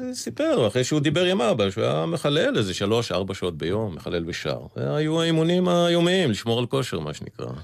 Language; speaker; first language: Hebrew; native; Hebrew